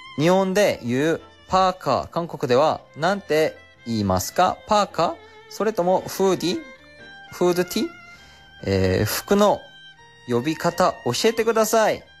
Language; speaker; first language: Japanese; non-native, fluent; Korean